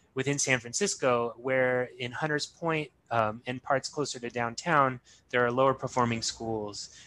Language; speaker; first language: English; native; English